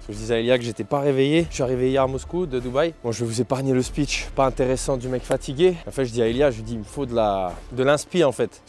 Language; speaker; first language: French; native; French